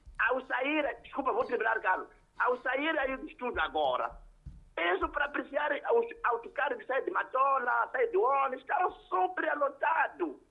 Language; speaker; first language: Portuguese; non-native, local second language; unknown